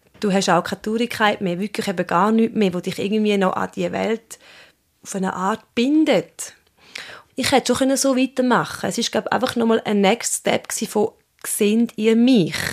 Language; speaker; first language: German; early bilingual, other home language; Swiss German